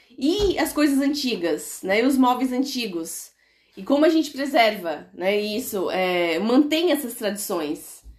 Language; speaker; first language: Portuguese; native; Portuguese